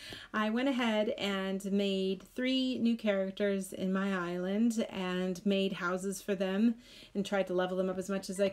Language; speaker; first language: English; native; English